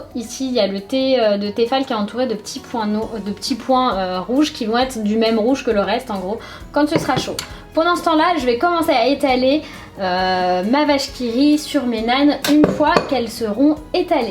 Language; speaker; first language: French; native; French